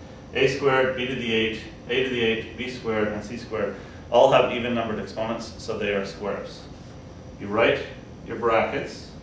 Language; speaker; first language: English; native; English